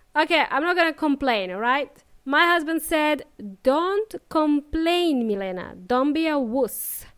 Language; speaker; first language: English; native; English